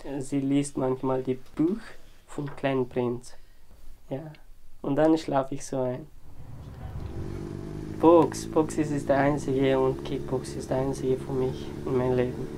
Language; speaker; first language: German; non-native, learner; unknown